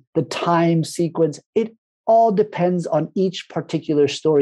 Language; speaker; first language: English; early bilingual, other home language; Spanish